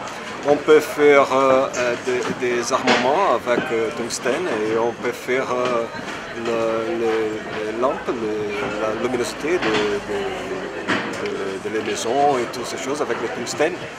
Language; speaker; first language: French; non-native, fluent; Portuguese